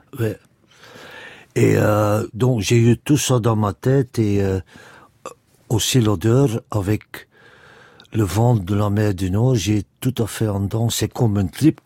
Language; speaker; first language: French; non-native, local second language; Dutch